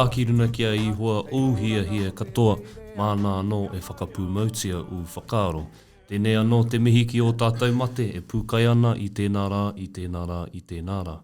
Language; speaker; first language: Māori; non-native, learner; English